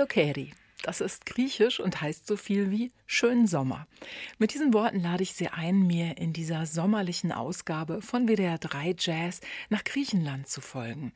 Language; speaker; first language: German; native; German